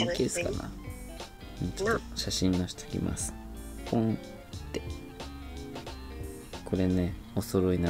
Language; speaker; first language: Japanese; native; Japanese